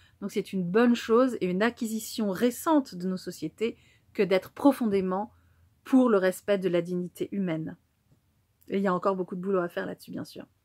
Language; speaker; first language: French; native; French